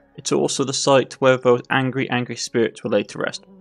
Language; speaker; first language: English; native; English